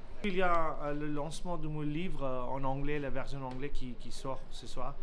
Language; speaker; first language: French; non-native, learner; Urdu